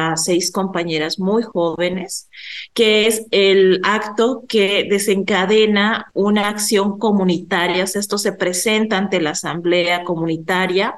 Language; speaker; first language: Spanish; native; Spanish